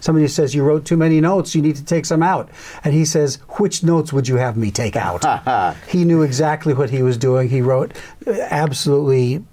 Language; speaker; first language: English; native; English